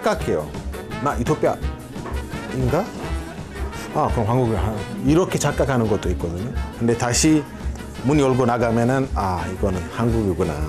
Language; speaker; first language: Korean; non-native, fluent; Amharic